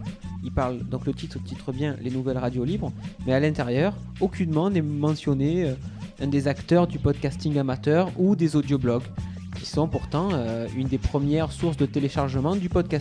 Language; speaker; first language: French; native; French